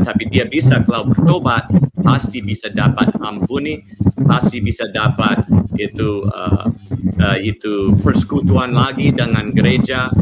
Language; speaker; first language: Indonesian; non-native, learner; English